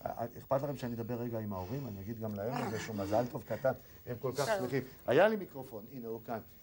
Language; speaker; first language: Hebrew; native; Hebrew